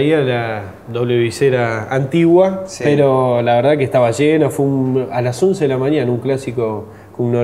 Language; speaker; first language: Spanish; native; Spanish